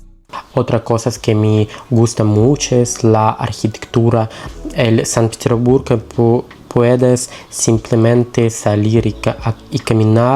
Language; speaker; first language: Spanish; non-native, learner; Russian